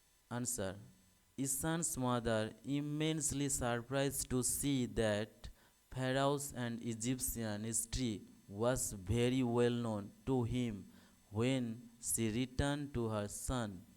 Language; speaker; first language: English; non-native, local second language; Bangla